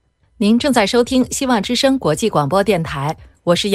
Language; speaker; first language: Chinese; native; Chinese